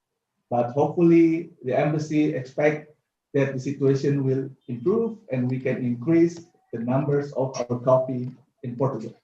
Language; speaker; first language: English; non-native, fluent; Indonesian